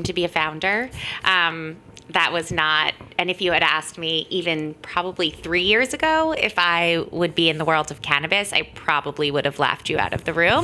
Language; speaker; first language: English; native; English